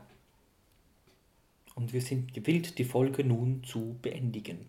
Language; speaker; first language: German; native; German